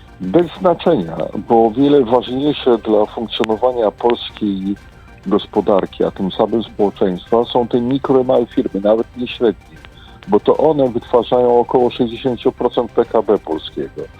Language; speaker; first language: Polish; native; Polish